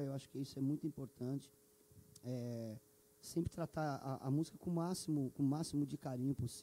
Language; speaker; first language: Portuguese; native; Portuguese